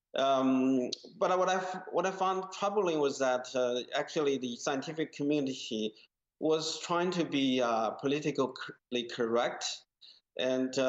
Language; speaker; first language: English; non-native, fluent; Chinese